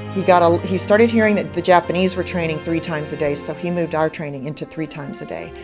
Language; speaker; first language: English; native; English